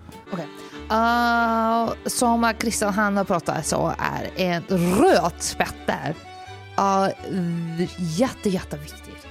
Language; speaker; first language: Swedish; non-native, learner; Danish